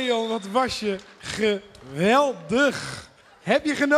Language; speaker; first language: Dutch; native; Dutch